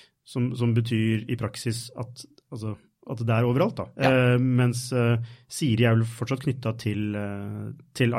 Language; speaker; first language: Norwegian; native; Norwegian